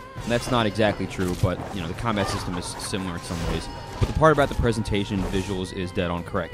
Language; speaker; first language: English; native; English